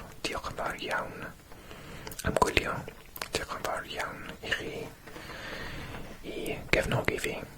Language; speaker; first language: Welsh; non-native, local second language; English